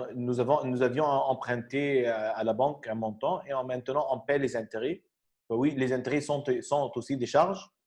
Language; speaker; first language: French; non-native, fluent; Arabic